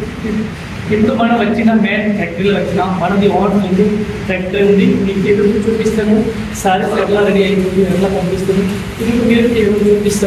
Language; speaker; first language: Telugu; non-native, local second language; Urdu